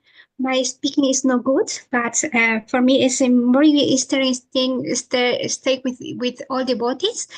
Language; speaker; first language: English; non-native, learner; Italian